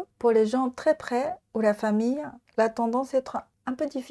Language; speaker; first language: French; non-native, learner; Japanese